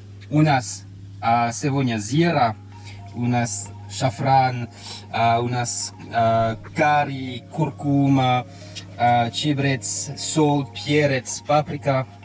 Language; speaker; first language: Russian; non-native, learner; French